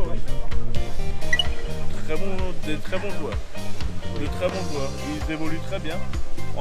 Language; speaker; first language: French; native; French